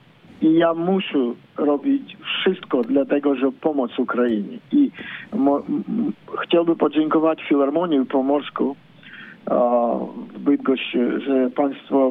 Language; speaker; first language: Polish; non-native, learner; Ukrainian